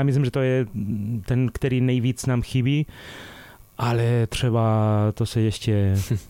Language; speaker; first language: Czech; non-native, fluent; Spanish